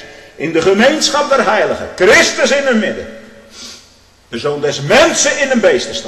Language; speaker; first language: Dutch; native; Dutch